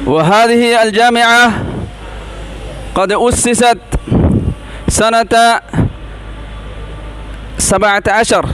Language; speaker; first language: Arabic; non-native, learner; Rohingya